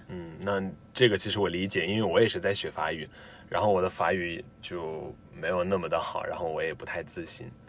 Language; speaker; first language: Chinese; non-native, fluent; Italian